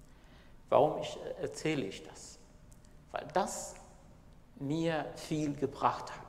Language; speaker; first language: German; non-native, fluent; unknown